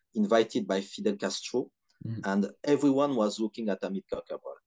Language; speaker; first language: English; non-native, fluent; French